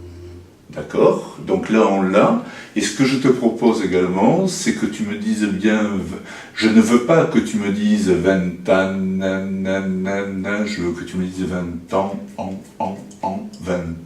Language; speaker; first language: French; native; French